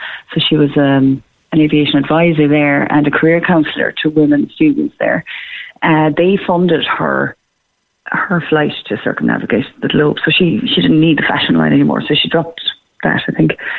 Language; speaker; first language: English; native; English